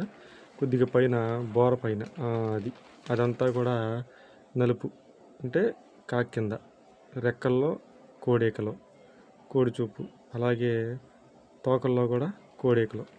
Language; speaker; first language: Telugu; native; Telugu